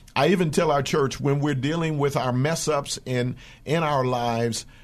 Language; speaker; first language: English; native; English